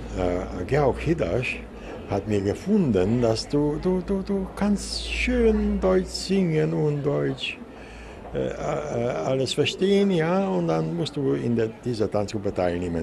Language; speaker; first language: German; non-native, local second language; Hungarian